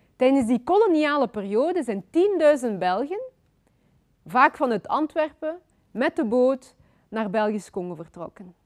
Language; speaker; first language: Dutch; early bilingual, other home language; Lingala